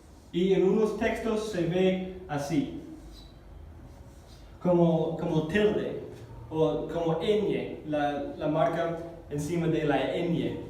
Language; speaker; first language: Spanish; non-native, fluent; English